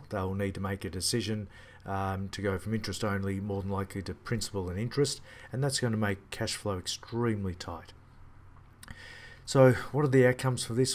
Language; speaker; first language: English; native; English